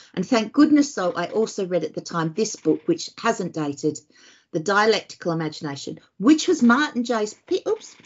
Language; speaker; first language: English; native; English